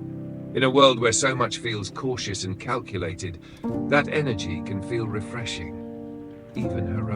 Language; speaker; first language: English; native; English